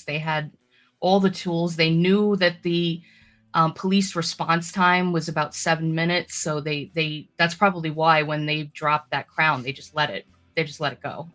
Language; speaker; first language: English; native; English